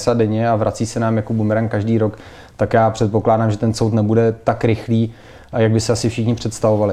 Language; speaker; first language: Czech; native; Czech